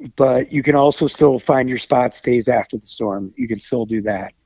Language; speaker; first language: English; native; English